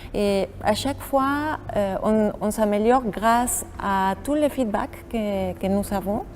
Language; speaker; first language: French; non-native, fluent; Spanish